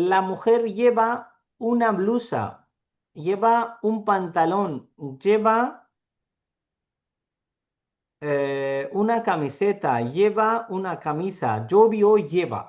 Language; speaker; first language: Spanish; non-native, fluent; Urdu